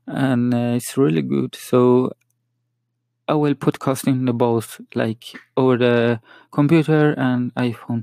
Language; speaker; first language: English; non-native, learner; Spanish